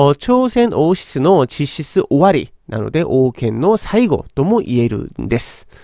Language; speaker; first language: Japanese; non-native, fluent; Korean